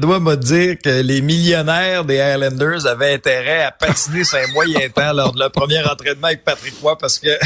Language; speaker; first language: French; native; French